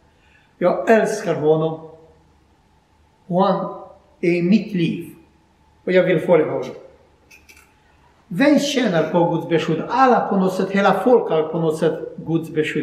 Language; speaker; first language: Swedish; non-native, fluent; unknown